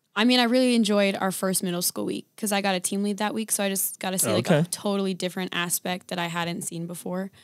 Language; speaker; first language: English; native; English